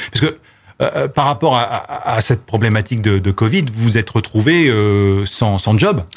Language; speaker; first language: French; native; French